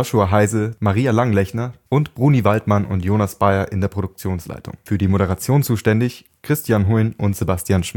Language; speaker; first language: German; native; German